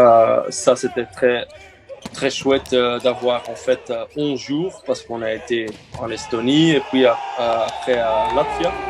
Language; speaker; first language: French; non-native, local second language; Dutch